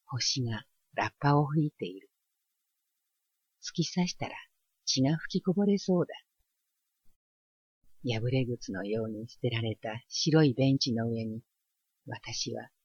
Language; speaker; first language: Japanese; native; Japanese